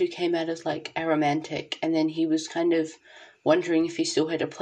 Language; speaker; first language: English; native; English